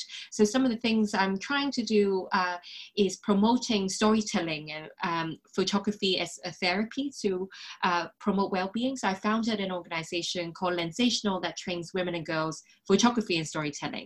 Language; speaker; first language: English; non-native, local second language; Cantonese